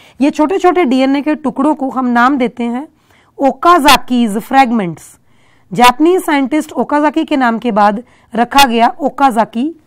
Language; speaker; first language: Hindi; non-native, local second language; Punjabi